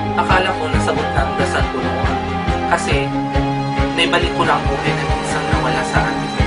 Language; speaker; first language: Filipino; non-native, local second language; Iloko